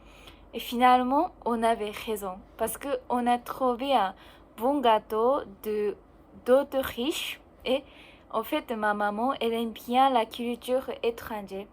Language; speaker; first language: French; non-native, learner; Japanese